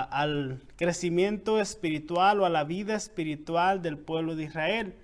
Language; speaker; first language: Spanish; native; Spanish